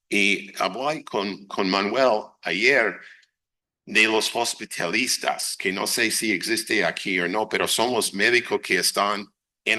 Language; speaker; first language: Spanish; non-native, fluent; English